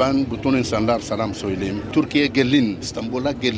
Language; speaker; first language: Turkish; non-native, learner; Arabic